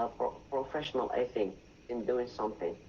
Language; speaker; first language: English; non-native, learner; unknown